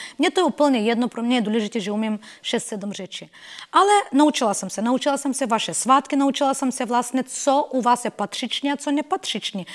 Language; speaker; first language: Czech; non-native, fluent; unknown